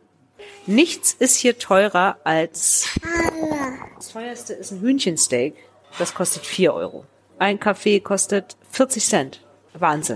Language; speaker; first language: German; native; German